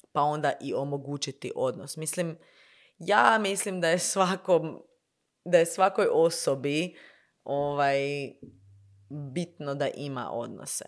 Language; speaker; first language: Croatian; native; Croatian